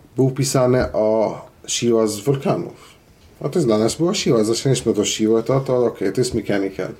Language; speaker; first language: Polish; non-native, fluent; Arabic